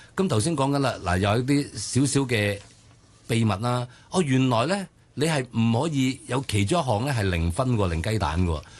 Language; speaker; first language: Cantonese; native; Cantonese